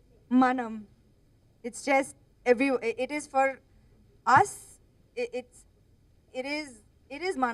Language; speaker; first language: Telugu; non-native, local second language; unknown